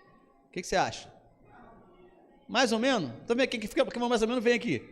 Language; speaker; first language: Portuguese; native; Portuguese